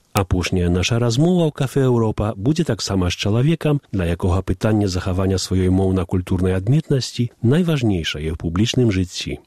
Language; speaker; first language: Belarusian; early bilingual, heritage; Belarusian